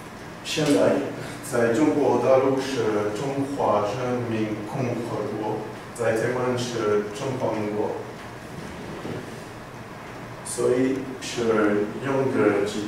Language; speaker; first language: Chinese; non-native, learner; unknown